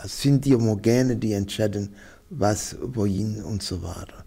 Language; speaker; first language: German; non-native, fluent; Arabic